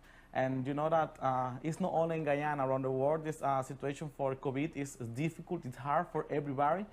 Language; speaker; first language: English; non-native, learner; Spanish